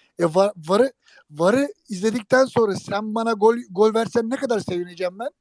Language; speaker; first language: Turkish; native; Turkish